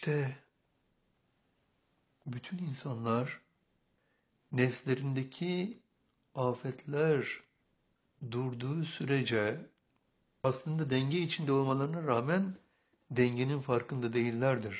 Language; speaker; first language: Turkish; native; Turkish